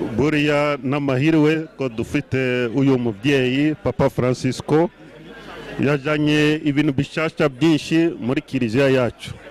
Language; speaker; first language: Kinyarwanda; non-native, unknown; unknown